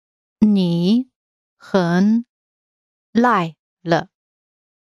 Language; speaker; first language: Chinese; non-native, learner; English